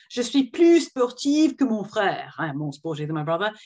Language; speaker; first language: French; non-native, fluent; English